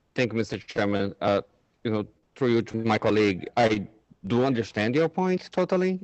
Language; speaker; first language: English; non-native, fluent; Portuguese